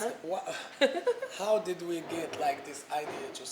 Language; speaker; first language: English; non-native, learner; Arabic